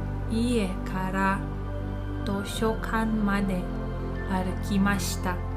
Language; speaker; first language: Japanese; non-native, fluent; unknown